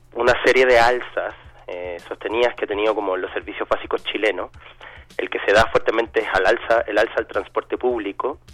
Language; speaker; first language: Spanish; native; Spanish